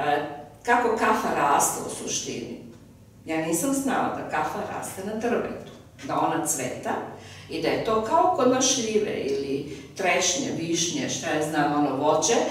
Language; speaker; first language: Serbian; early bilingual, heritage; Serbian